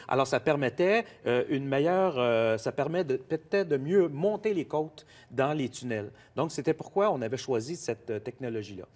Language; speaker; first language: French; native; French